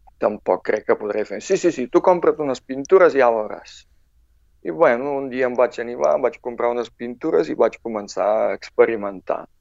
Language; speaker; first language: Catalan; non-native, fluent; Bulgarian